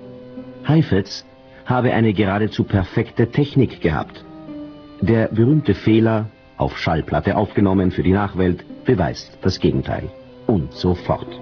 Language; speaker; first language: German; native; German